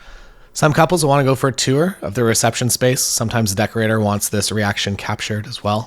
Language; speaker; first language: English; native; English